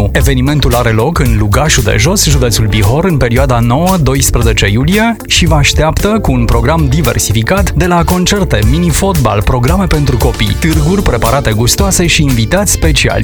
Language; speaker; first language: Romanian; native; Romanian